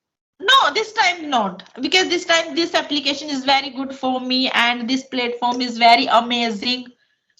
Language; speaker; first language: English; non-native, local second language; Hindi